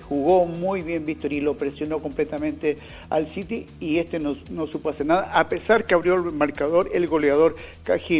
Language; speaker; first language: Spanish; native; Spanish